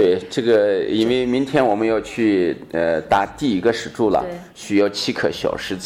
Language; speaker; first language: Chinese; native; Chinese